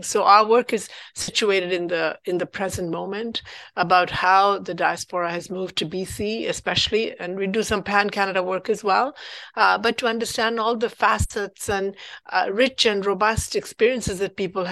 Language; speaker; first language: English; non-native, local second language; Punjabi